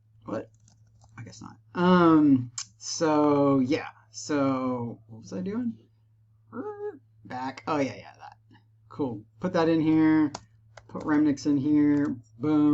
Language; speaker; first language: English; native; English